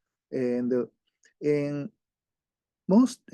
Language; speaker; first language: English; non-native, fluent; Japanese